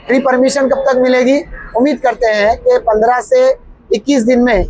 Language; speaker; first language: Hindi; non-native, local second language; Marathi